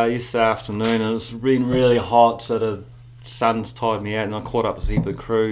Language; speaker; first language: English; native; English